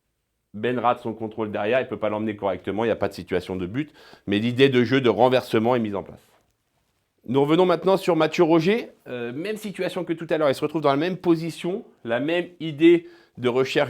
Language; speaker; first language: French; native; French